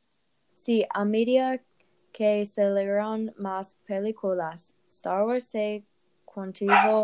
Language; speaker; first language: Spanish; non-native, learner; English